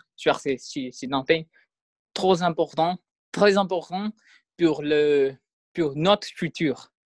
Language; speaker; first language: French; non-native, learner; Spanish